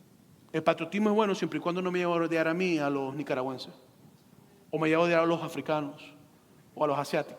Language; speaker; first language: Spanish; native; Spanish